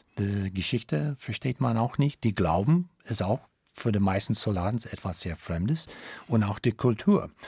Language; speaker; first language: German; non-native, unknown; English